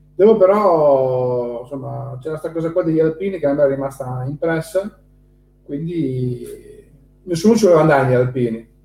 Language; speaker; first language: Italian; native; Italian